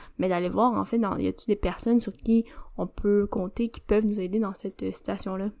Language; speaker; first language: French; native; French